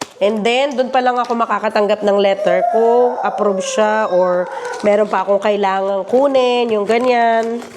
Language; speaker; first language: Filipino; native; Filipino